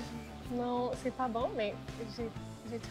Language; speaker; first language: French; non-native, learner; English